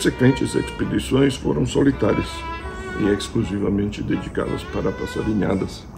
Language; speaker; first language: Portuguese; non-native, fluent; Serbian